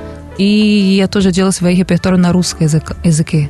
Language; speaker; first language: Russian; non-native, learner; Portuguese